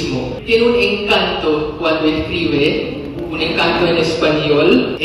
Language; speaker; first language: Spanish; non-native, fluent; Filipino